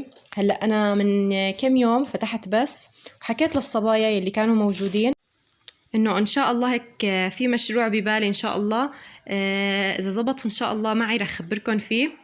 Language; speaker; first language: Arabic; native; Arabic